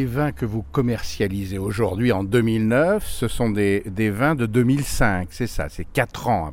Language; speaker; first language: French; native; French